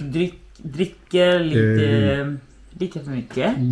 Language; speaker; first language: Swedish; non-native, fluent; Arabic